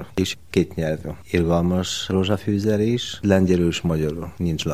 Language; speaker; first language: Hungarian; non-native, learner; Polish